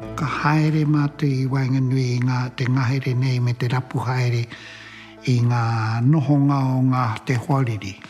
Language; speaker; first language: Māori; native; Māori